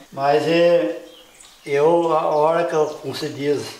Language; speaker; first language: Portuguese; native; Portuguese